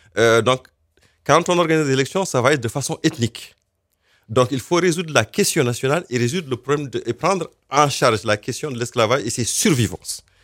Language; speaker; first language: French; non-native, local second language; Fula